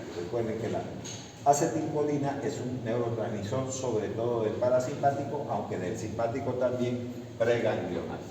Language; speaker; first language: Spanish; native; Spanish